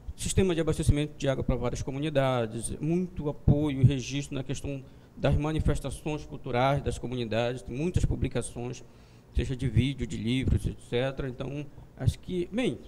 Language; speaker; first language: Portuguese; native; Portuguese